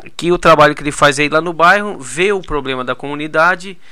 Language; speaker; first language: Portuguese; native; Portuguese